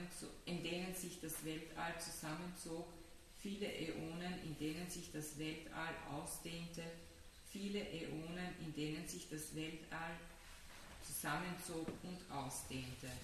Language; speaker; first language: German; native; German